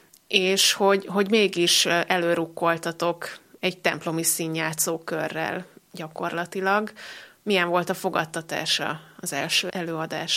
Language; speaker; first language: Hungarian; native; Hungarian